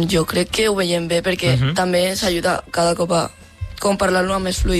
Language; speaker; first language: Catalan; non-native, local second language; Spanish